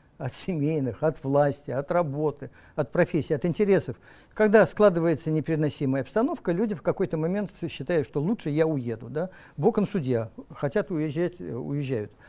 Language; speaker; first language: Russian; native; Russian